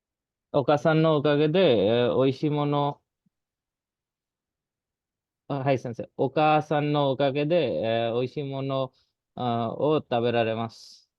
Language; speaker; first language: Japanese; non-native, learner; Bangla